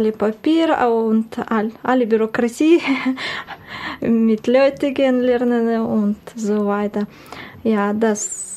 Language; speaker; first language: German; non-native, learner; Russian